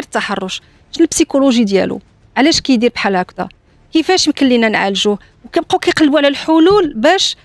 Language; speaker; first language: Arabic; native; Arabic